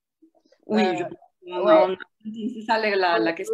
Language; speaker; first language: French; non-native, fluent; Spanish